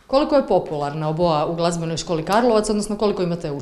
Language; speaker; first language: Croatian; native; Croatian